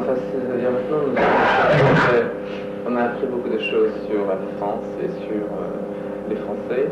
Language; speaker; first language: French; non-native, fluent; English